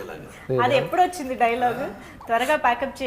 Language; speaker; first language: Telugu; native; Telugu